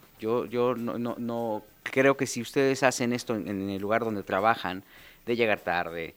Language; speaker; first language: Spanish; native; Spanish